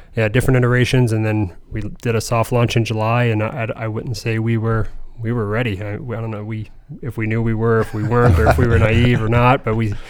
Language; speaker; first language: English; native; English